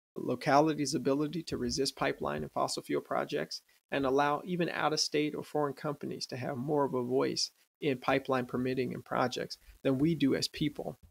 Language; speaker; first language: English; native; English